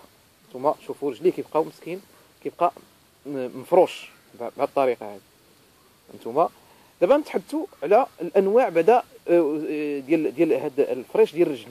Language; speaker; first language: Arabic; native; Arabic